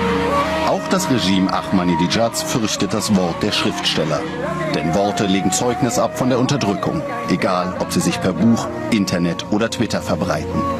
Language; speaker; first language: German; native; German